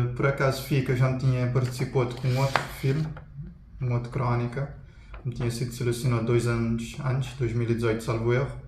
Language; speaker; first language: Portuguese; non-native, local second language; Kabuverdianu